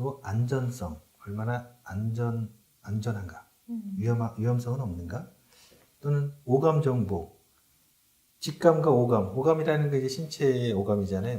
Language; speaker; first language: Korean; native; Korean